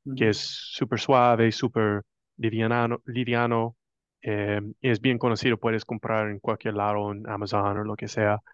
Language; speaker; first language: Spanish; non-native, fluent; English